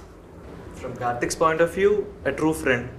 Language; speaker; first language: Telugu; native; Telugu